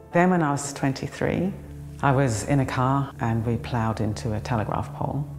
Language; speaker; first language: English; native; English